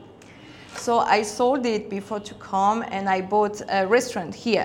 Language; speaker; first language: English; non-native, fluent; Spanish